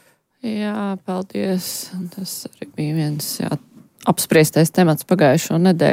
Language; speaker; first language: Latvian; native; Latvian